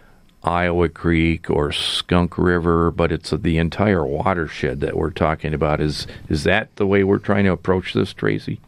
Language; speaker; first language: English; native; English